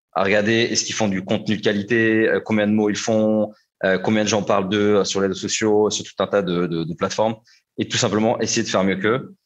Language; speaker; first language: French; native; French